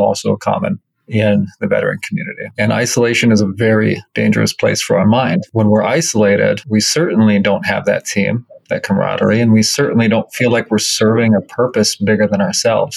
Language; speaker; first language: English; native; English